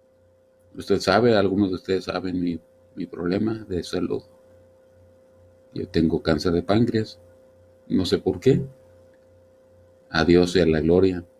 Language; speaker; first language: Spanish; native; Spanish